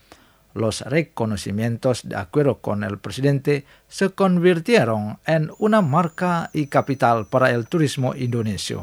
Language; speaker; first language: Spanish; non-native, fluent; Indonesian